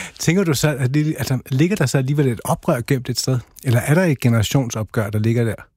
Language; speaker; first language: Danish; native; Danish